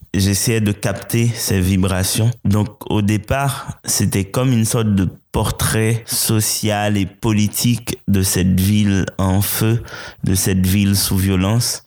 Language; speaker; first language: French; non-native, local second language; Haitian Creole